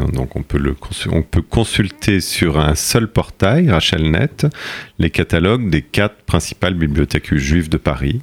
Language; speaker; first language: French; native; French